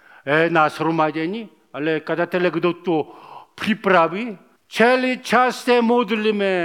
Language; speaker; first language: Czech; non-native, learner; Korean